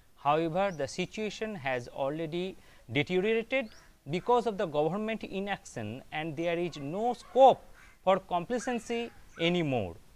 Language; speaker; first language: English; non-native, local second language; Bangla